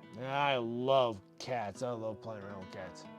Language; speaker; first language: English; native; English